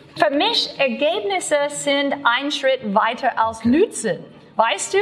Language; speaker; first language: German; non-native, learner; English